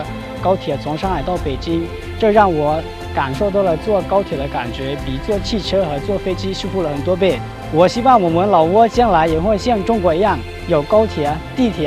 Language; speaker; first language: Chinese; non-native, learner; Lao